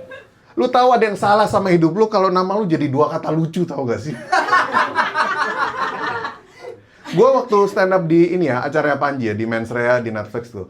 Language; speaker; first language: Indonesian; native; Indonesian